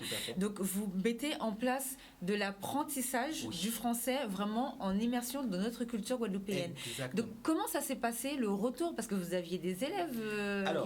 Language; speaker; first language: French; native; French